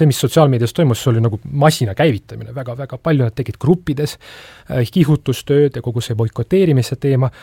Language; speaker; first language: Estonian; non-native, local second language; Russian